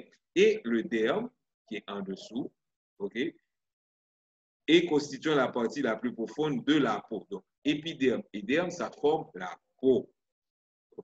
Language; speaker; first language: French; non-native, local second language; Haitian Creole